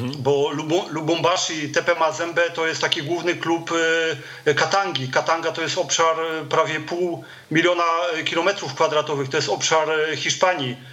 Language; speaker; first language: Polish; native; Polish